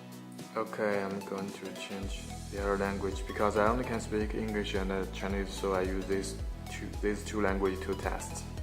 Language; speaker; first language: English; non-native, learner; Chinese